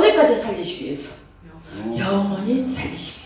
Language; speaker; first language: Korean; native; Korean